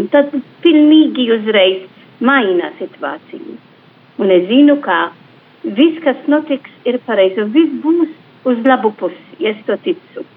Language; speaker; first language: Latvian; non-native, fluent; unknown